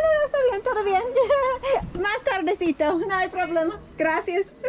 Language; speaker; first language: Spanish; non-native, learner; English